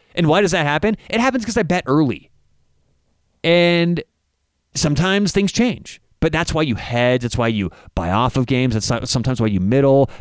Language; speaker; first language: English; native; English